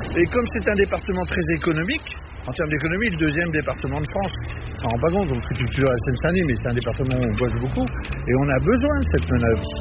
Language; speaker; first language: French; native; French